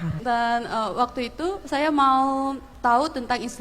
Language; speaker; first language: Indonesian; non-native, fluent; Korean